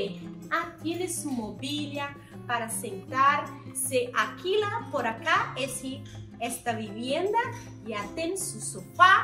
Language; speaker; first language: Spanish; non-native, learner; Portuguese